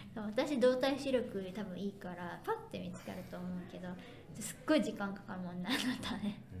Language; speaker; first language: Japanese; native; Japanese